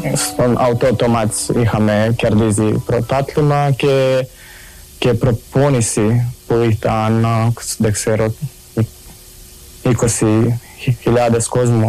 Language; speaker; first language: Greek; non-native, learner; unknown